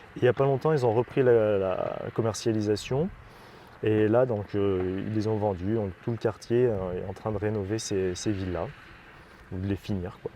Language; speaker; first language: French; native; French